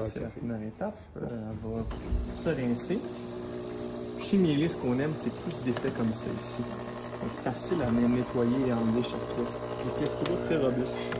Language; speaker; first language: French; native; French